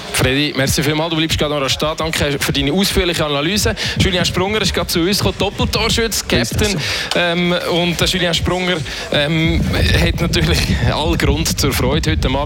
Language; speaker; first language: German; native; German